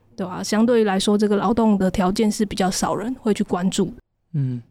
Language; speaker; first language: Chinese; native; Chinese